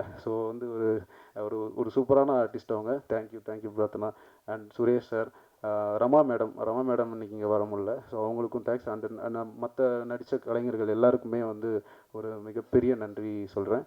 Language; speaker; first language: Tamil; native; Tamil